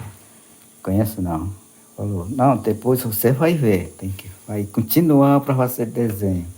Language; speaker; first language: Portuguese; non-native, local second language; Yanomámi